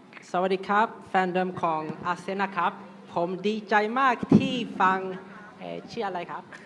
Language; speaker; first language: Thai; early bilingual, heritage; Thai